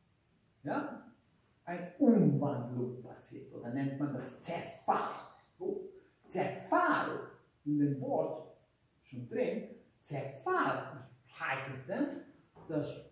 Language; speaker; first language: German; non-native, fluent; Hungarian